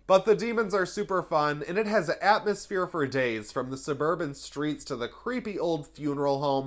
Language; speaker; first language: English; native; English